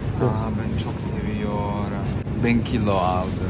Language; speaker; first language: Turkish; non-native, learner; Italian